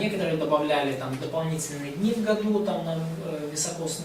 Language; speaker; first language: Russian; native; Russian